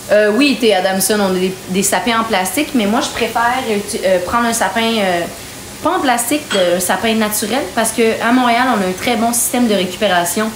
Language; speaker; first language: French; native; French